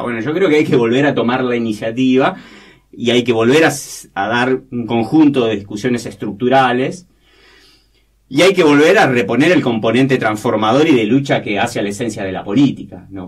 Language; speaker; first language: Spanish; native; Spanish